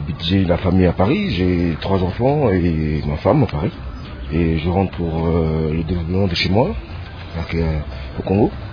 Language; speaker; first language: French; non-native, local second language; Lingala